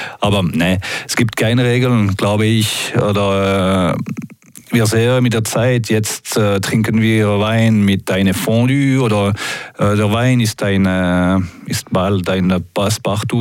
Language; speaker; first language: German; non-native, local second language; French